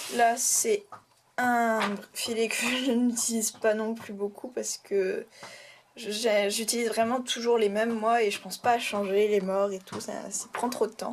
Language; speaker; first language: French; native; French